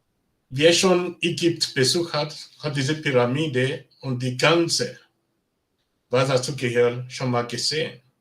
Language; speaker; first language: German; non-native, learner; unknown